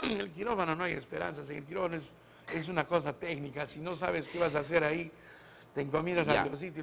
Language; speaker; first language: Spanish; native; Spanish